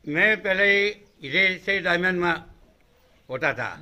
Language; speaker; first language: Hindi; non-native, local second language; Gujarati